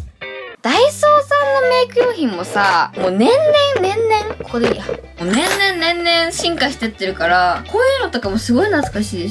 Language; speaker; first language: Japanese; native; Japanese